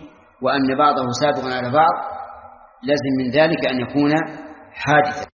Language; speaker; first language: Arabic; native; Arabic